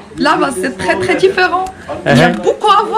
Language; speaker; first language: French; non-native, local second language; Arabic